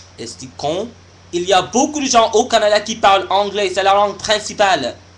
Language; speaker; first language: French; non-native, fluent; English